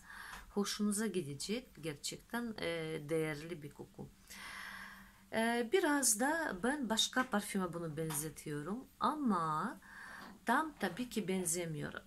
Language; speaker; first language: Turkish; non-native, fluent; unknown